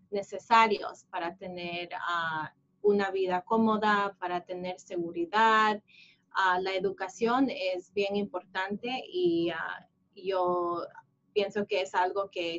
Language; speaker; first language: Spanish; early bilingual, heritage; Spanish